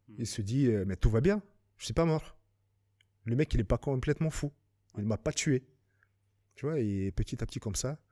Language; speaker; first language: French; non-native, fluent; Lithuanian